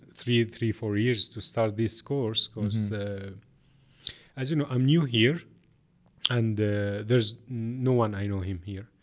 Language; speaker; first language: English; non-native, fluent; Arabic